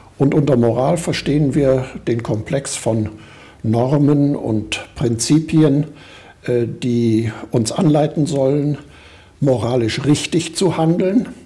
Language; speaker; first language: German; native; German